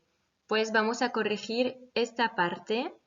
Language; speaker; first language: Spanish; non-native, fluent; French